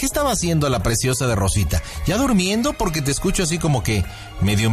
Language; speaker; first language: Spanish; native; Spanish